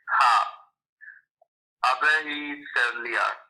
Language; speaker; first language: German; non-native, learner; Spanish